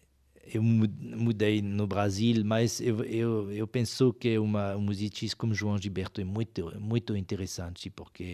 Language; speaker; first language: Portuguese; non-native, fluent; French